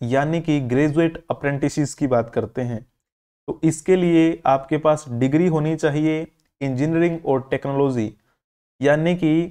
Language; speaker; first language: Hindi; native; Hindi